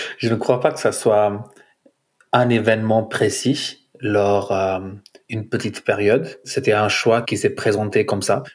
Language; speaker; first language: French; non-native, fluent; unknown